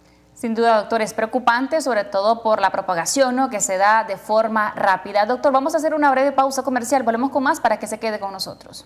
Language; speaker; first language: Spanish; native; Spanish